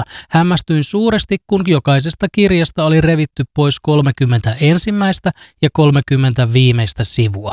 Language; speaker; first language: Finnish; native; Finnish